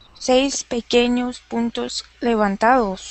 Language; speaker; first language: Spanish; non-native, learner; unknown